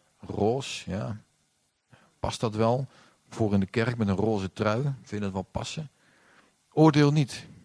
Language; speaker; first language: Dutch; native; Dutch